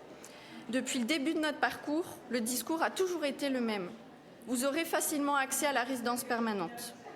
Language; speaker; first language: French; native; French